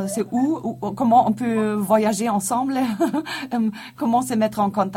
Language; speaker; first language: French; non-native, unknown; German